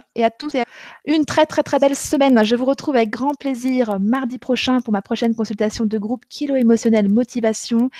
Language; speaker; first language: French; native; French